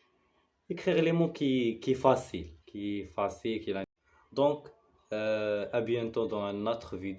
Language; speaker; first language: French; non-native, learner; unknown